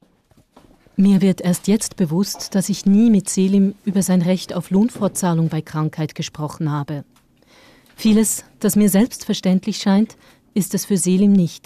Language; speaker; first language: German; native; German